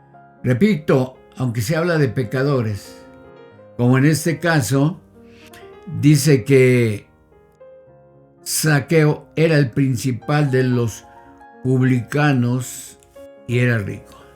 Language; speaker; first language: Spanish; native; Spanish